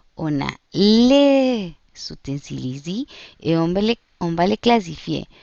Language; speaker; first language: French; non-native, fluent; Spanish